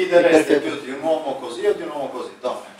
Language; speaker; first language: Italian; native; Italian